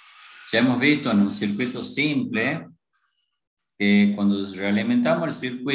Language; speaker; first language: Spanish; native; Spanish